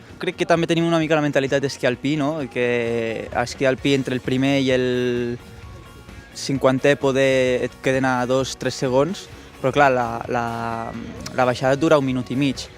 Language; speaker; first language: Catalan; native; Catalan